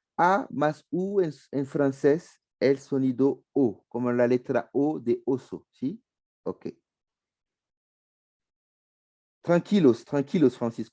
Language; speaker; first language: Spanish; non-native, fluent; French